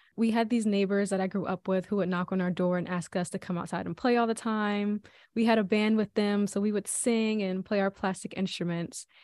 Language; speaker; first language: English; native; English